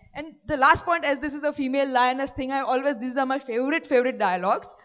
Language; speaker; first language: English; non-native, local second language; Gujarati